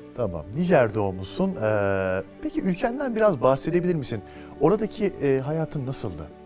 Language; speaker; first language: Turkish; native; Turkish